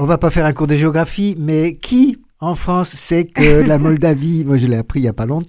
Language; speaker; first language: French; native; French